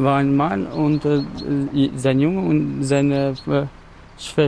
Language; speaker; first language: German; non-native, learner; Albanian